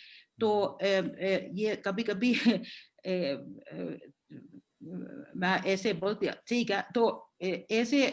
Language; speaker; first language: Hindi; non-native, fluent; Finnish